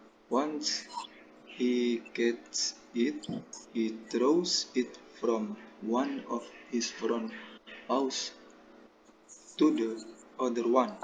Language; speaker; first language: English; non-native, learner; Indonesian